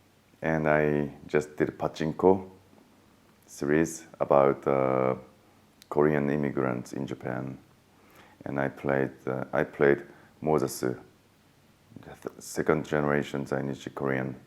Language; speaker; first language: English; non-native, fluent; Japanese